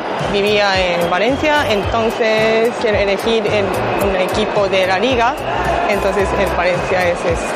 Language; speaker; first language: Spanish; non-native, learner; Japanese